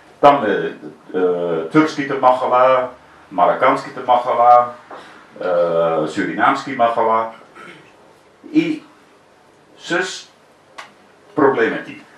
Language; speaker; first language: Bulgarian; non-native, learner; Dutch